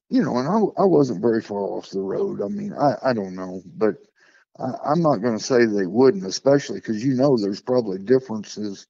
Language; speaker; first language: English; native; English